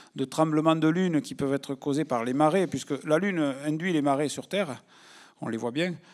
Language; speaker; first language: French; native; French